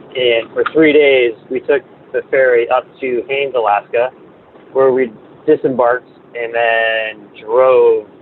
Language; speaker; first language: English; native; English